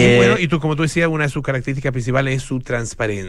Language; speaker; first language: Spanish; native; Spanish